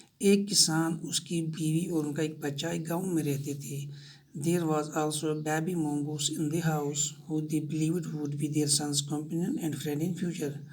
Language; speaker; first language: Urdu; non-native, local second language; Kashmiri